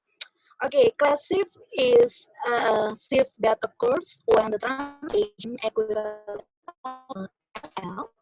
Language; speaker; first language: English; non-native, learner; Indonesian